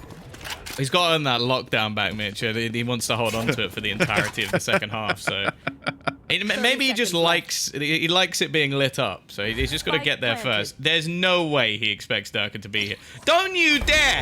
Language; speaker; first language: English; native; English